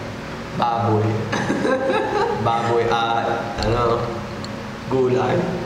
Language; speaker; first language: Filipino; non-native, learner; English